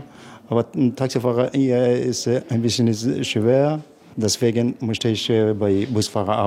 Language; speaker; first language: German; non-native, learner; Arabic